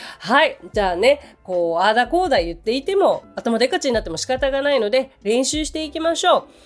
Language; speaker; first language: Japanese; native; Japanese